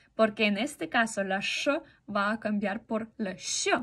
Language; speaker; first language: Spanish; non-native, fluent; Russian